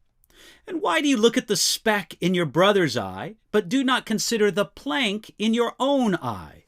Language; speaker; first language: English; native; English